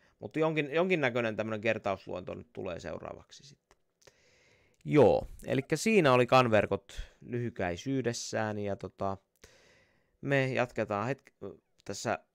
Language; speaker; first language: Finnish; native; Finnish